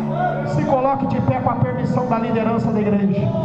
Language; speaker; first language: Portuguese; native; Portuguese